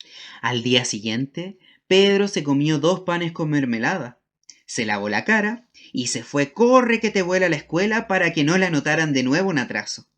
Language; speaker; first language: Spanish; native; Spanish